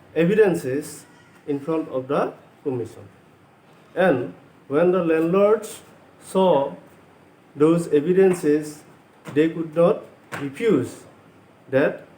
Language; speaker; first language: English; non-native, local second language; Assamese